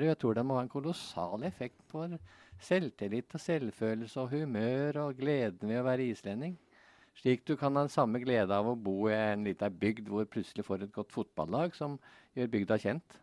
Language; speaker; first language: Norwegian; native; Norwegian